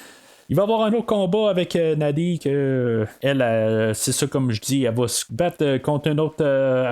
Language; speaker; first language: French; native; French